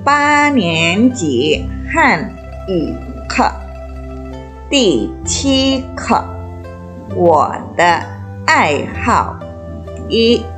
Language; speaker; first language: Chinese; non-native, fluent; Indonesian